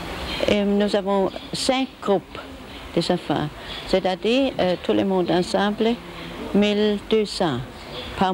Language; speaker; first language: French; non-native, learner; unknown